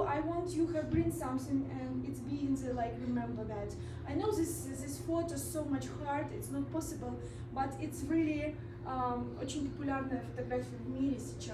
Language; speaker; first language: English; non-native, learner; Russian